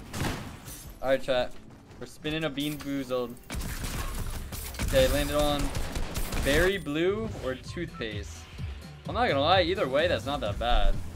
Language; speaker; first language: English; native; English